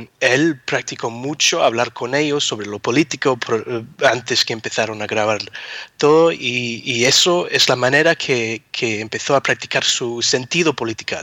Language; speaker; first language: Spanish; early bilingual, heritage; Spanish